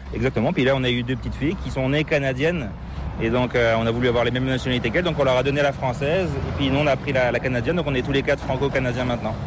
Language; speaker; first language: French; native; French